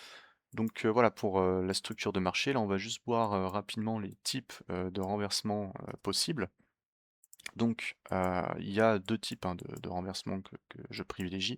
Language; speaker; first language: French; native; French